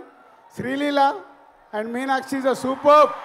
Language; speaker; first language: Telugu; native; Telugu